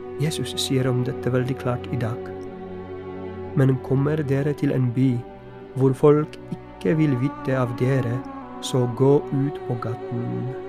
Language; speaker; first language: Norwegian; non-native, fluent; Polish